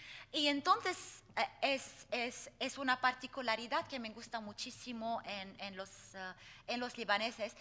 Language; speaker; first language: Spanish; non-native, fluent; Arabic